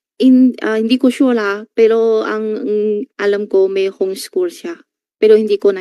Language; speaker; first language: Filipino; non-native, learner; Chinese